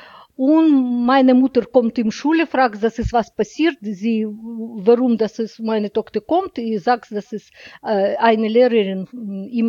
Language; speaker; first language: German; non-native, learner; Russian